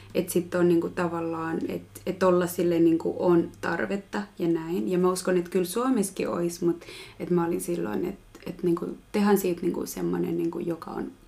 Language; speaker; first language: Finnish; early bilingual, other home language; Kinyarwanda